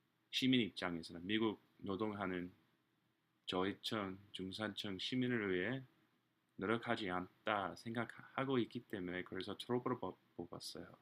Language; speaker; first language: Korean; non-native, fluent; English